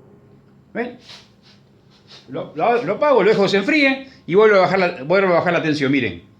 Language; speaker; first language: Spanish; native; Spanish